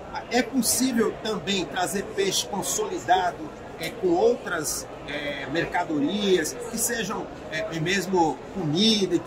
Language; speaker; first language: Portuguese; native; Portuguese